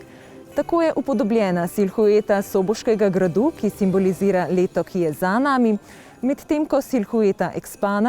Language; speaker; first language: Slovenian; native; Slovenian